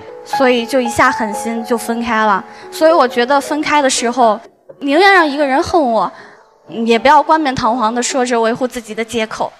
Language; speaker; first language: Chinese; native; Chinese